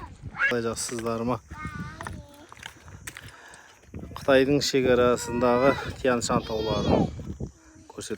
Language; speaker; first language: Kazakh; native; Kazakh